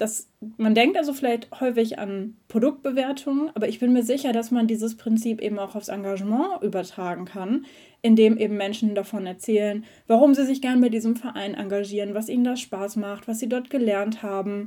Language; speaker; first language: German; native; German